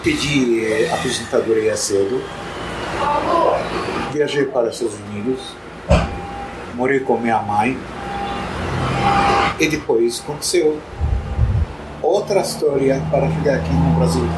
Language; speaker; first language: Portuguese; non-native, fluent; Arabic